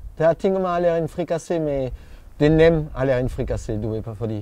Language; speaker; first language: Danish; non-native, fluent; French